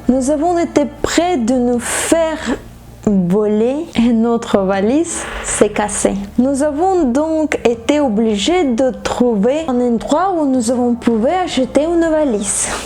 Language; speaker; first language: French; non-native, fluent; Ukrainian